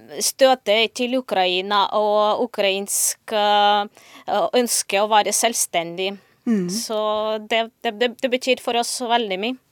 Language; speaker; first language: Norwegian; non-native, fluent; Ukrainian